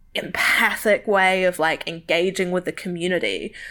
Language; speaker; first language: English; native; English